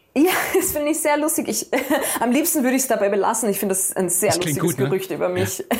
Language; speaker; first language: German; native; German